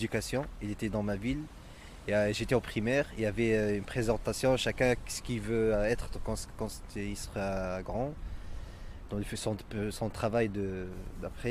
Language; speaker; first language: French; non-native, local second language; Arabic